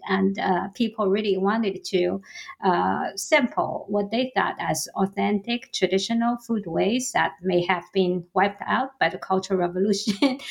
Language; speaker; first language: English; non-native, fluent; Chinese